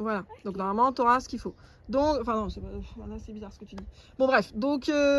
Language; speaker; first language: French; native; French